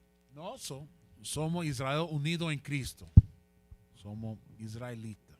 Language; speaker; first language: Portuguese; non-native, learner; Spanish